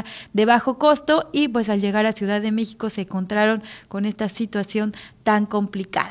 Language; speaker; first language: Spanish; native; Spanish